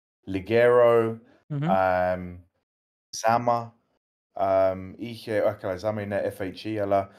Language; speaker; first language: Greek; early bilingual, heritage; English